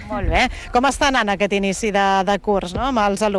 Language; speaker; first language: Catalan; native; Catalan